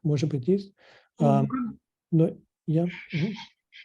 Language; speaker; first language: Russian; non-native, fluent; English